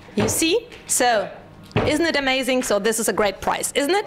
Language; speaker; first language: English; non-native, fluent; German